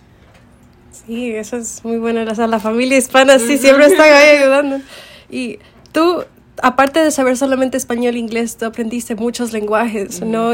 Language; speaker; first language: Spanish; early bilingual, heritage; Spanish